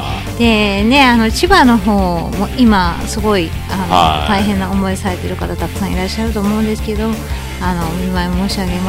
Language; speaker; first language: Japanese; native; Japanese